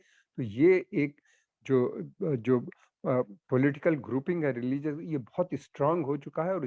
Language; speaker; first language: Hindi; native; Hindi